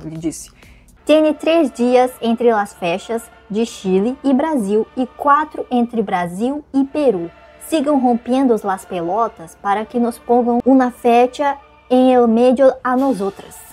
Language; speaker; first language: Portuguese; native; Portuguese